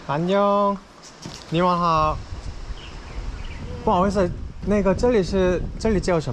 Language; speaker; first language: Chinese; non-native, fluent; Korean